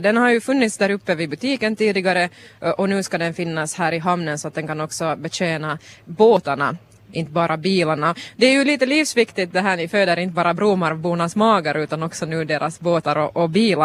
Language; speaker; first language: Swedish; native; Swedish